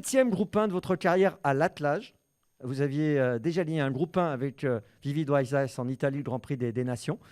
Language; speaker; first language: French; native; French